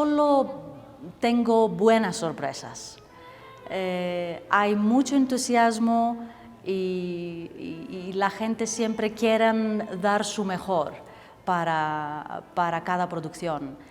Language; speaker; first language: Spanish; non-native, fluent; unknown